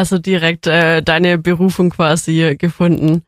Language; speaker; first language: German; native; German